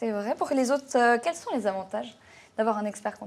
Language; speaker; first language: French; native; French